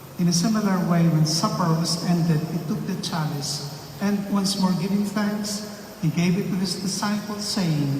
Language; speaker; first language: English; non-native, local second language; Filipino